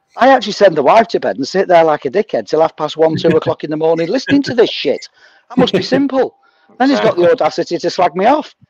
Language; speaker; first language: English; native; English